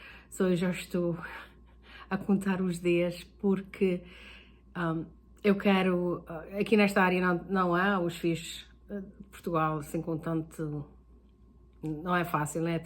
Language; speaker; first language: Portuguese; early bilingual, heritage; Portuguese